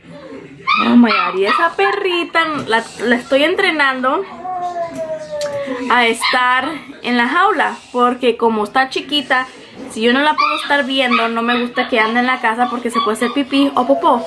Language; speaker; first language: Spanish; early bilingual, heritage; Spanish